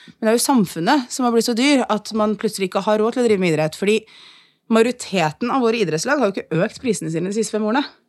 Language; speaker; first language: Norwegian; early bilingual, other home language; Arabic